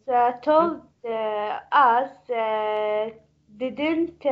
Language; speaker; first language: English; non-native, learner; Arabic